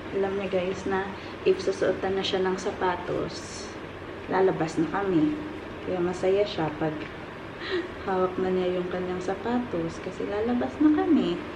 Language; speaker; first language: Filipino; non-native, local second language; Hiligaynon